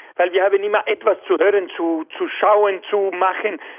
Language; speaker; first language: German; non-native, fluent; Spanish